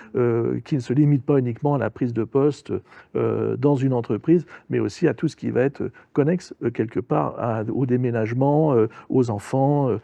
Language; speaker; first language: French; native; French